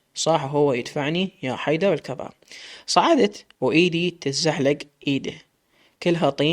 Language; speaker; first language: Arabic; native; Arabic